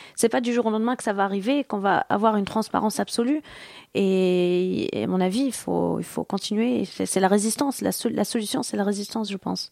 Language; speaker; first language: French; non-native, local second language; Arabic